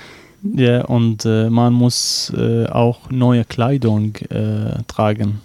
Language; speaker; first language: German; non-native, learner; Arabic